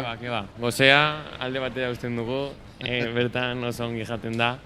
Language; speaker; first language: Basque; non-native, local second language; Spanish